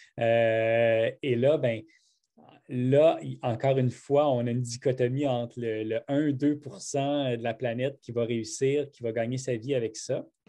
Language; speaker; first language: French; native; French